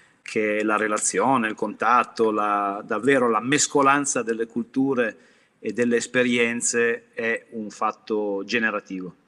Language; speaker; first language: Italian; native; Italian